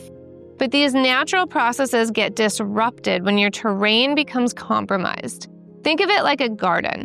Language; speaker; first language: English; native; English